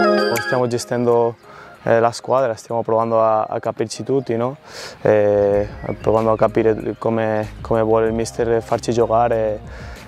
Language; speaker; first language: Italian; non-native, fluent; Spanish